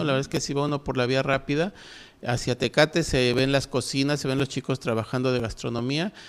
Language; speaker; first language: Spanish; native; Spanish